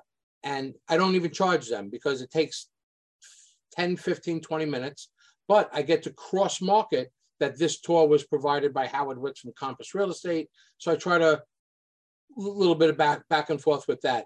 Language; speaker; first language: English; native; English